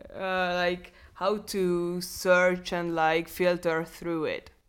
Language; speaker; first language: English; non-native, fluent; Hungarian